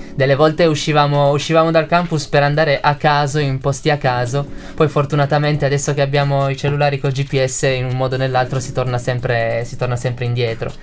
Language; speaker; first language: Italian; early bilingual, other home language; Arabic